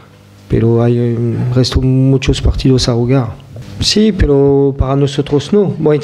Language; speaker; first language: Spanish; non-native, fluent; French